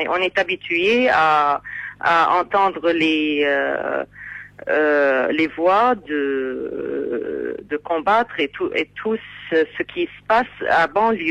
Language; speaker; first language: French; non-native, fluent; Arabic